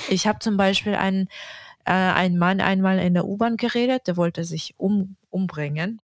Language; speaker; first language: German; non-native, fluent; Russian